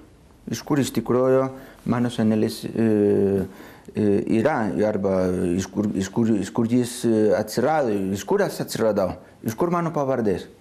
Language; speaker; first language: Lithuanian; non-native, fluent; Spanish